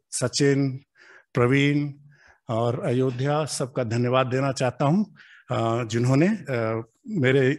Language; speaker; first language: Hindi; native; Hindi